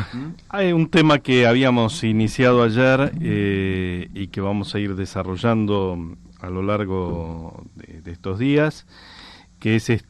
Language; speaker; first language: Spanish; native; Spanish